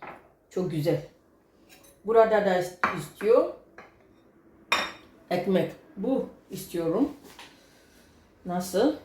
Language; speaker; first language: Turkish; non-native, learner; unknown